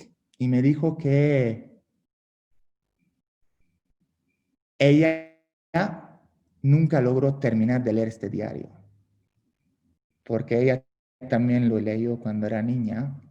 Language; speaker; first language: Spanish; non-native, fluent; Hungarian